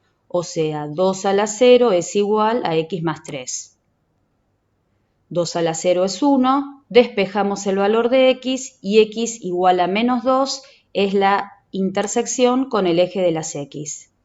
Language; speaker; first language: Spanish; native; Spanish